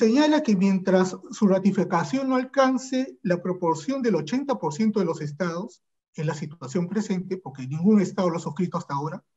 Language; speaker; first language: Spanish; native; Spanish